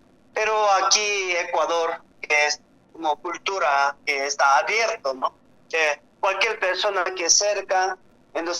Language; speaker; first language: Spanish; non-native, learner; Korean